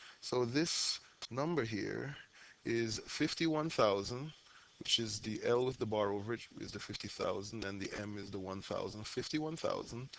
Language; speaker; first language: English; native; English